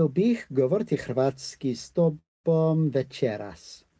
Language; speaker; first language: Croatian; non-native, learner; English